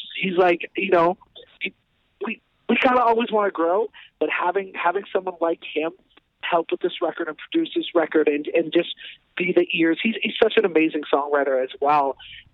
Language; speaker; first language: English; native; English